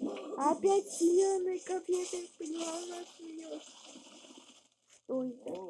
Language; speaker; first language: Russian; early bilingual, heritage; Russian